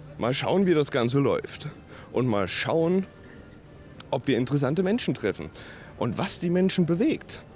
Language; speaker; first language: German; native; German